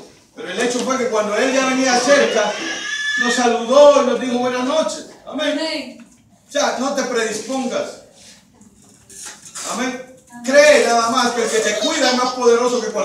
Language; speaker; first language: Spanish; native; Spanish